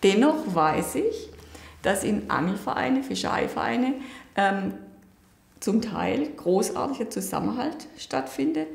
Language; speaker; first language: German; native; German